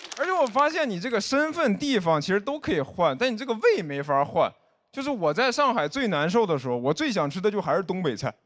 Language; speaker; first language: Chinese; native; Chinese